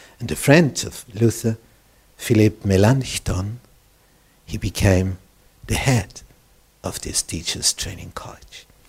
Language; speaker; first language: English; non-native, fluent; German